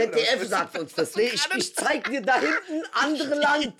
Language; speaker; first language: German; early bilingual, other home language; Turkish